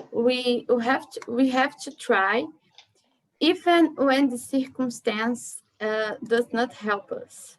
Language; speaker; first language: English; non-native, learner; Portuguese